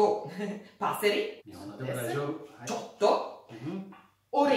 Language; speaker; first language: Japanese; non-native, learner; Italian